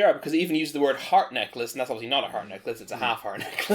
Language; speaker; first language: English; native; English